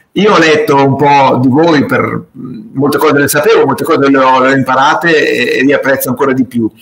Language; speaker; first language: Italian; native; Italian